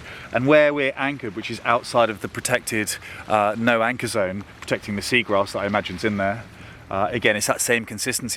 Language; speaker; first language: English; native; English